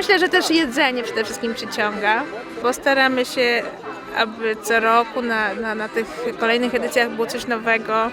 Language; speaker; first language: Polish; native; Polish